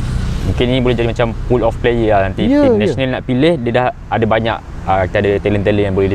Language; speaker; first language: Malay; native; Malay